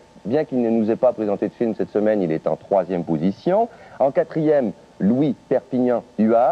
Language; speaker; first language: French; native; French